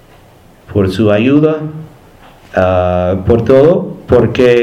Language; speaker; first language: Spanish; non-native, learner; English